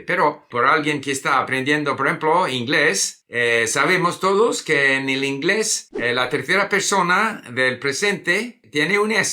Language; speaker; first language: Spanish; non-native, fluent; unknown